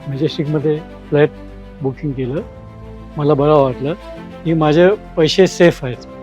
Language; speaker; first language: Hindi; non-native, local second language; Marathi